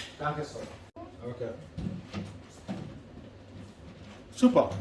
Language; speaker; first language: German; non-native, learner; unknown